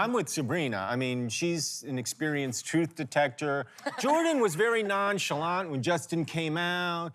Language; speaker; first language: English; native; English